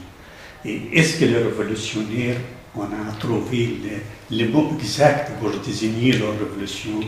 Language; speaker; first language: French; non-native, fluent; Arabic